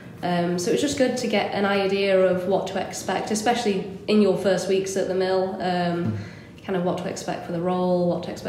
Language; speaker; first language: English; native; English